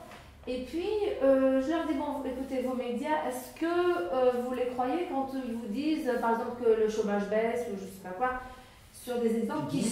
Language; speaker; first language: French; non-native, fluent; Arabic